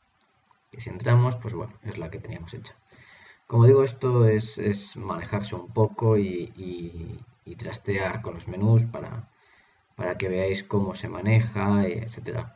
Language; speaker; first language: Spanish; native; Spanish